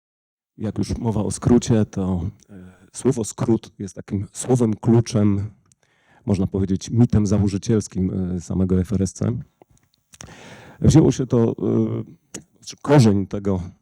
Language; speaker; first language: Polish; native; Polish